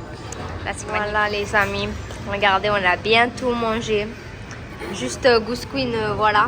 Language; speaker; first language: French; native; French